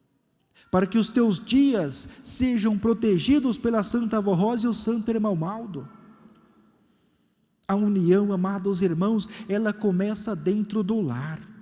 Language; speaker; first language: Portuguese; native; Portuguese